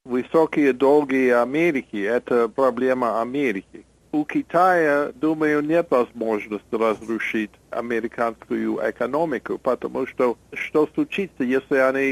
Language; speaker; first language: Russian; non-native, fluent; English